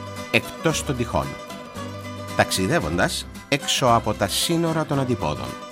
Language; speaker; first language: Greek; native; Greek